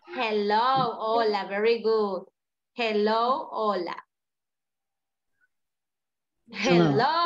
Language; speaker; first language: English; non-native, learner; Spanish